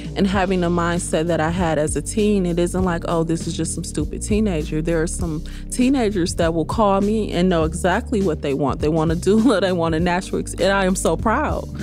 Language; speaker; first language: English; native; English